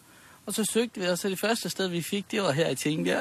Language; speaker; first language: Danish; early bilingual, other home language; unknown